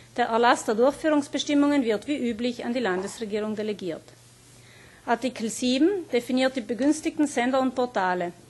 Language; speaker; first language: German; native; German